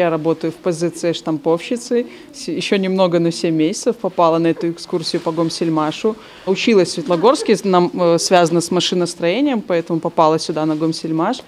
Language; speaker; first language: Russian; native; Russian